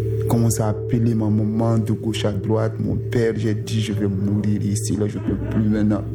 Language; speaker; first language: French; non-native, local second language; Susu